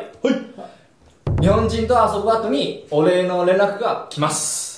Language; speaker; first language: Japanese; non-native, fluent; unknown